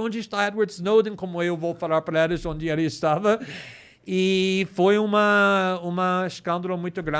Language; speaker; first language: Portuguese; non-native, fluent; English